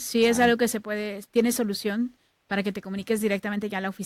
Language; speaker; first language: Spanish; native; Spanish